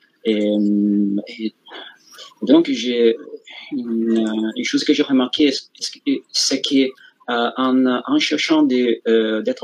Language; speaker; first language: French; non-native, fluent; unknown